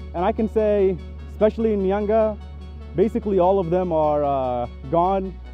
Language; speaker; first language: English; native; English